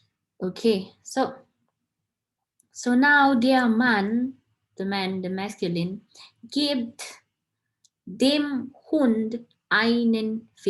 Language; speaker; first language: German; non-native, fluent; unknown